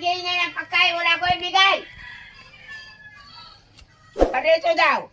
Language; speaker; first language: Filipino; non-native, local second language; Bikol